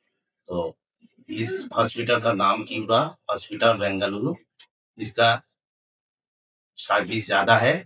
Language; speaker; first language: Hindi; non-native, local second language; Bangla